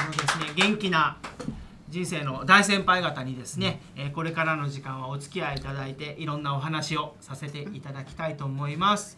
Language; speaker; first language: Japanese; native; Japanese